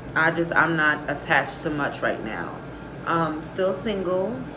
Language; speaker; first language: English; native; English